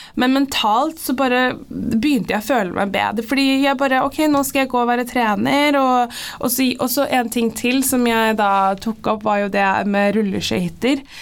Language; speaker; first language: Norwegian; early bilingual, other home language; English